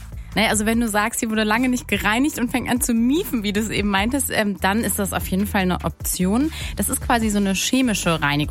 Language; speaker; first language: German; native; German